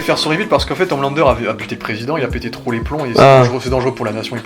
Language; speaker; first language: French; native; French